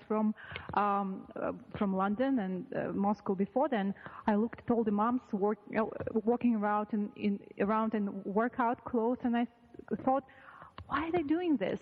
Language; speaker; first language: English; non-native, fluent; Russian